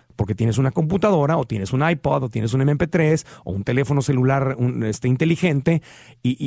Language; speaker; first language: Spanish; native; Spanish